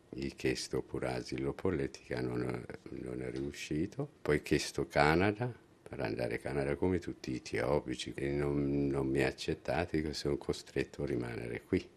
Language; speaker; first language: Italian; non-native, learner; Amharic